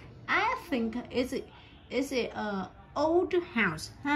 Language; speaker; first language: English; non-native, learner; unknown